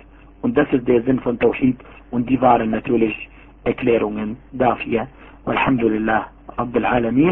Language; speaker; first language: German; non-native, fluent; Arabic